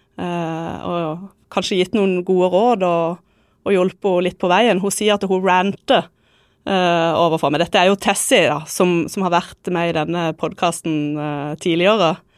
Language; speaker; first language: Norwegian; native; Norwegian